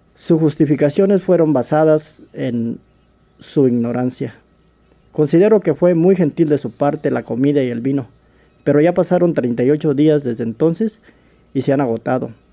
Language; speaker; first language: Spanish; native; Spanish